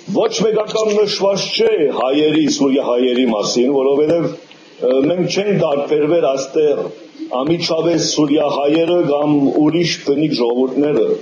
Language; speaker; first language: Armenian; early bilingual, heritage; Armenian